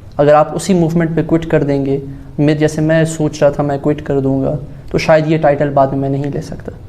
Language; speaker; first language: Urdu; non-native, local second language; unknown